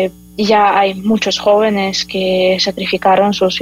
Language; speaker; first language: Spanish; non-native, fluent; Ukrainian